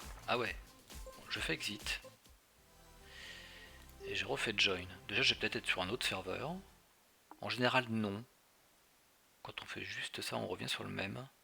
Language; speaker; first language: French; native; French